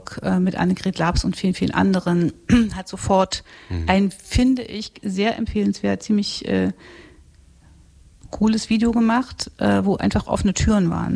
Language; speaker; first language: German; native; German